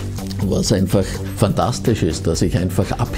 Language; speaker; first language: German; native; German